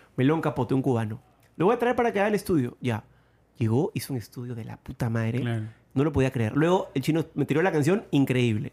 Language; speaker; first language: Spanish; native; Spanish